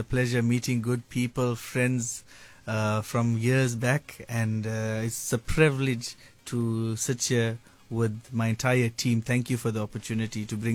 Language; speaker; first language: English; native; English